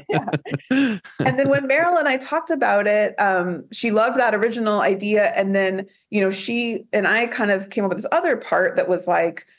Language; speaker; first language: English; native; English